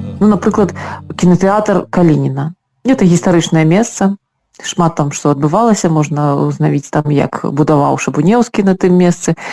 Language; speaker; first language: Belarusian; non-native, local second language; Russian